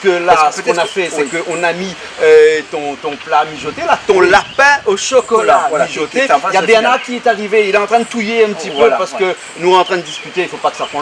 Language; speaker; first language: French; native; French